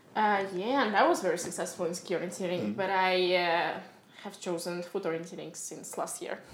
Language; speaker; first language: English; non-native, fluent; Russian